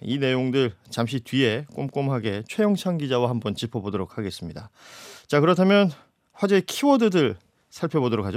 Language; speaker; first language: Korean; native; Korean